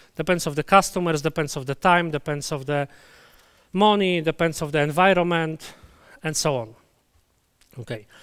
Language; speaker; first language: English; non-native, fluent; Polish